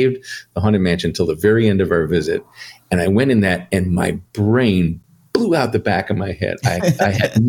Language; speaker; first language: English; native; English